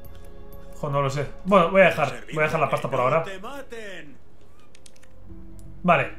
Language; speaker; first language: Spanish; native; Spanish